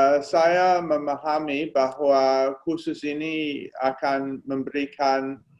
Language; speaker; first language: Indonesian; non-native, fluent; English